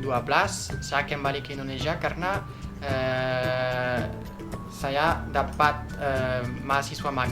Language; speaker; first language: Indonesian; non-native, fluent; French